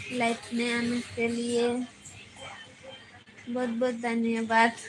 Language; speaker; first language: Hindi; non-native, local second language; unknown